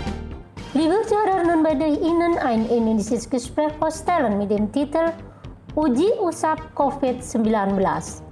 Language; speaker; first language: German; non-native, fluent; Indonesian